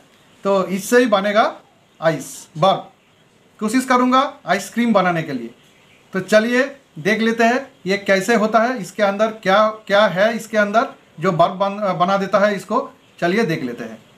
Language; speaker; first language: Hindi; non-native, local second language; Bangla